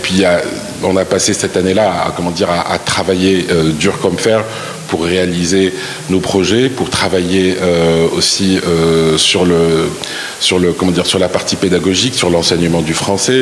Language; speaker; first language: French; non-native, local second language; Arabic